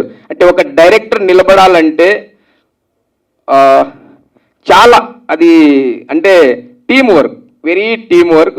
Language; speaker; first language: Telugu; native; Telugu